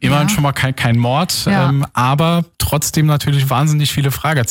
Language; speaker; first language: German; native; German